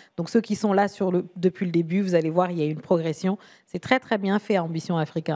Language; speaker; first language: French; native; French